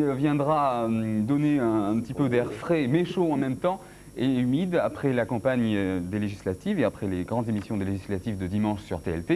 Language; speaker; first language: French; native; French